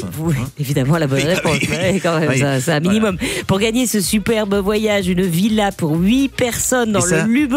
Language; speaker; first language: French; native; French